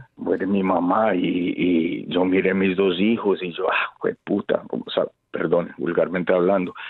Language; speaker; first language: Spanish; early bilingual, heritage; Spanish